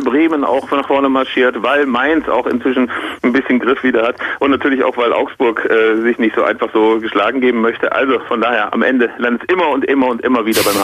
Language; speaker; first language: German; native; German